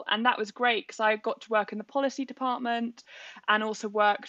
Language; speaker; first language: English; native; English